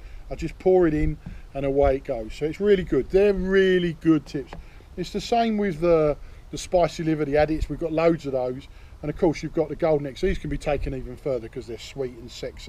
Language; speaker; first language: English; native; English